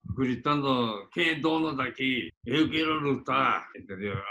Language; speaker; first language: Portuguese; non-native, fluent; Japanese